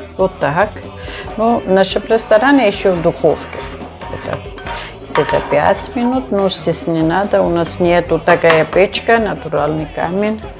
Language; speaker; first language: Russian; non-native, local second language; Georgian